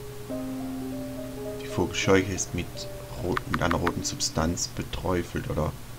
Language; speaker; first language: German; native; German